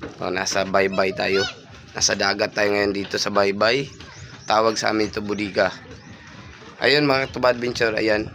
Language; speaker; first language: Filipino; non-native, local second language; Cebuano